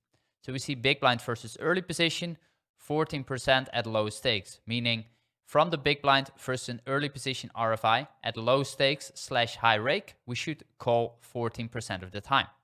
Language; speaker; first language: English; non-native, fluent; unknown